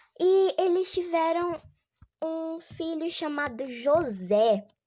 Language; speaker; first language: Portuguese; native; Portuguese